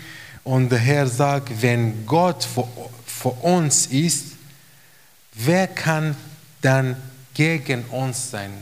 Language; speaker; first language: German; non-native, fluent; Romanian